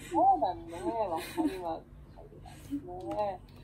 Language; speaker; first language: Japanese; native; Japanese